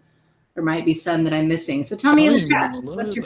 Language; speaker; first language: English; native; English